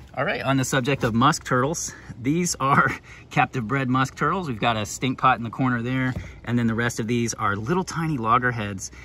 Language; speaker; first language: English; native; English